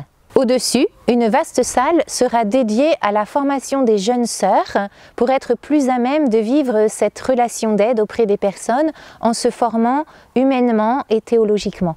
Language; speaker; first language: French; native; French